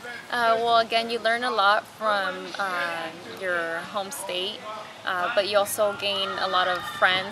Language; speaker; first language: English; early bilingual, other home language; Spanish